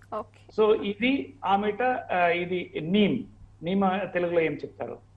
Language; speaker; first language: Telugu; non-native, learner; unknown